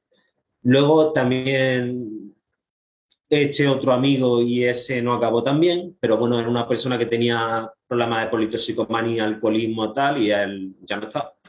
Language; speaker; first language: Spanish; native; Spanish